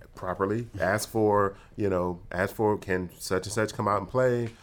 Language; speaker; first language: English; native; English